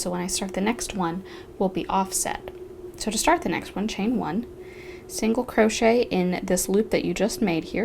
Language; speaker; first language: English; native; English